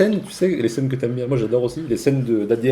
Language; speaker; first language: French; native; French